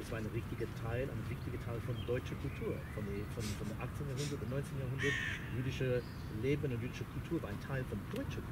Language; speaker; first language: German; non-native, fluent; English